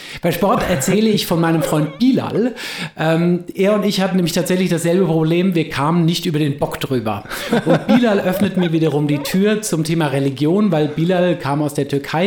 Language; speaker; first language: German; native; German